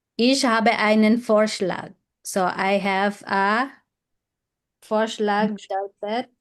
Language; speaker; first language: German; non-native, fluent; Filipino